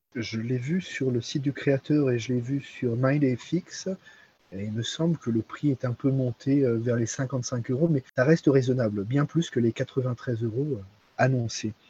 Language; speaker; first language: French; native; French